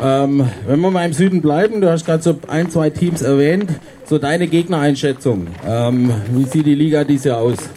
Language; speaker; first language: German; native; German